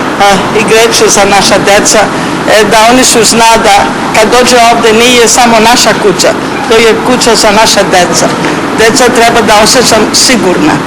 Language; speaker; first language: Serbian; non-native, learner; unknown